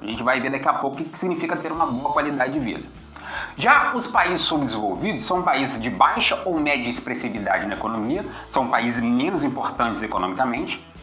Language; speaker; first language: Portuguese; native; Portuguese